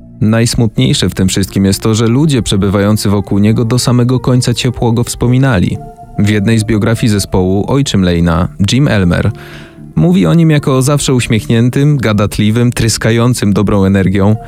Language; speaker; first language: Polish; native; Polish